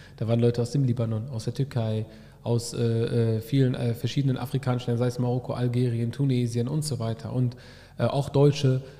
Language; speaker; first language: German; early bilingual, other home language; Arabic